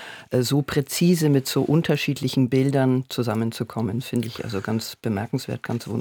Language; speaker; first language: German; native; German